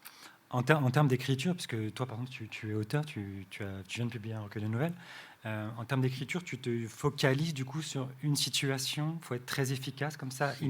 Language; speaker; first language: French; native; French